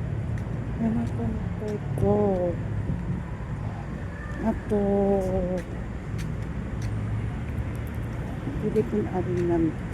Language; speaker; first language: Japanese; non-native, learner; Filipino